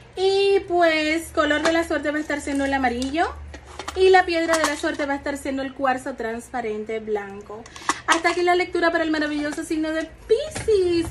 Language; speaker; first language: Spanish; native; Spanish